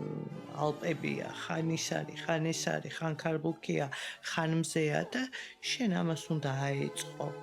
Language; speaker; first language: Georgian; native; Georgian